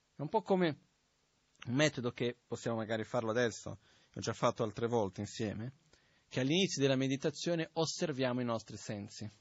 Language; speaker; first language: Italian; non-native, fluent; Portuguese